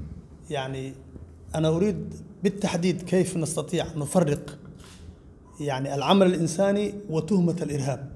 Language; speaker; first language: Arabic; non-native, local second language; Somali